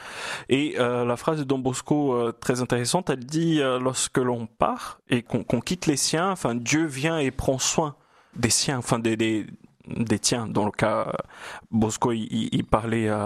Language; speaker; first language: French; non-native, fluent; Portuguese